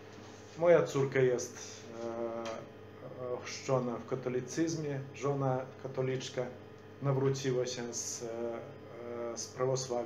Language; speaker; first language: Polish; non-native, fluent; Belarusian